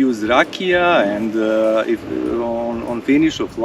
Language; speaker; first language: English; non-native, learner; Serbian